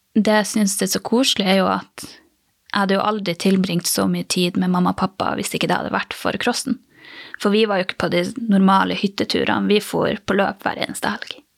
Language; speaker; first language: Norwegian; native; Norwegian